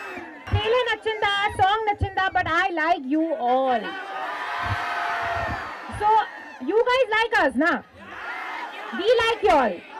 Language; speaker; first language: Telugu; non-native, learner; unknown